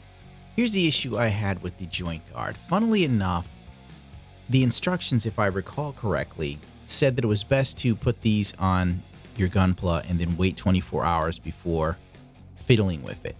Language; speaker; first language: English; native; English